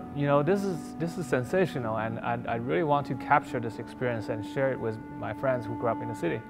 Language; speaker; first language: English; non-native, fluent; Chinese